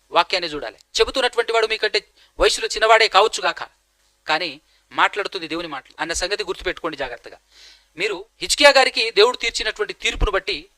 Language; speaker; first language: Telugu; native; Telugu